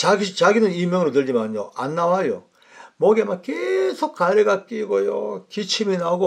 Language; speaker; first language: Korean; native; Korean